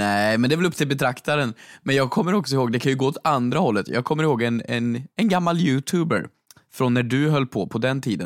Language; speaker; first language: Swedish; native; Swedish